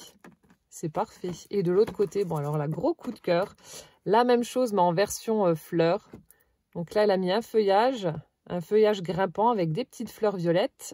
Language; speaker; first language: French; native; French